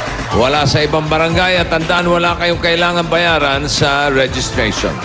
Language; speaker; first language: Filipino; native; Filipino